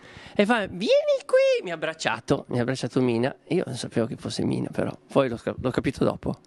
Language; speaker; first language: Italian; native; Italian